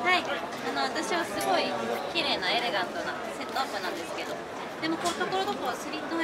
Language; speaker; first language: Japanese; native; Japanese